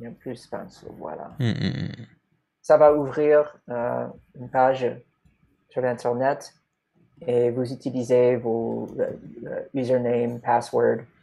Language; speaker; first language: French; non-native, fluent; English